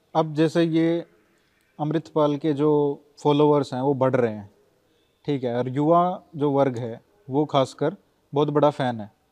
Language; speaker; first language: Hindi; native; Hindi